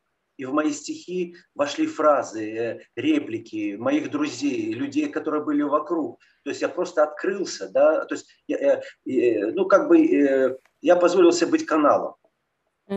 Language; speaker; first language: Russian; native; Russian